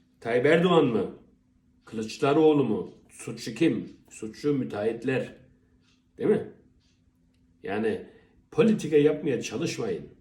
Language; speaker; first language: Turkish; early bilingual, heritage; Turkish